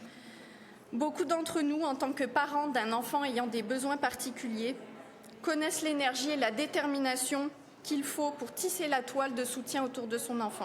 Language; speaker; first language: French; native; French